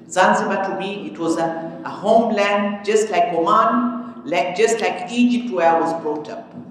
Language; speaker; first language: English; early bilingual, other home language; Arabic